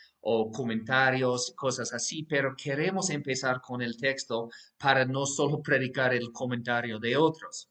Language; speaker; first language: Spanish; non-native, fluent; English